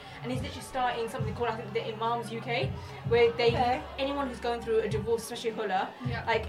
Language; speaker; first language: English; native; English